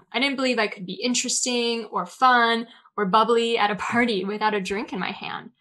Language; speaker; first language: English; native; English